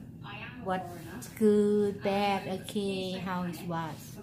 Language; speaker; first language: English; non-native, learner; Thai